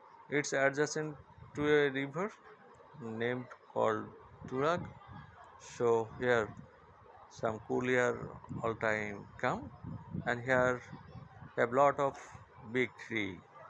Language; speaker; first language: English; non-native, local second language; Bangla